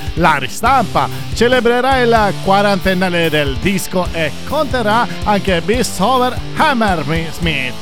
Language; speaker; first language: Italian; native; Italian